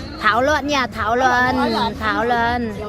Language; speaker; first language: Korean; non-native, learner; Vietnamese